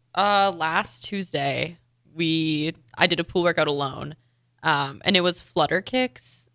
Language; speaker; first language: English; native; English